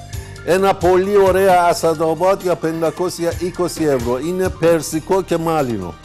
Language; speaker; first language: Greek; non-native, learner; Persian